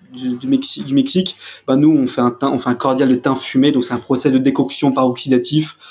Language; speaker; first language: French; native; French